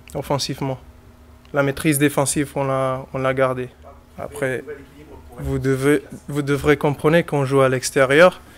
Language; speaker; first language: French; non-native, fluent; Portuguese